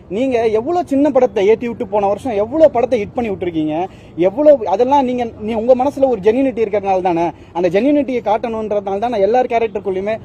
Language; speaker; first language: Tamil; native; Tamil